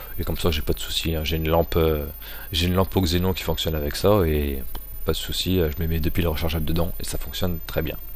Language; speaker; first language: French; native; French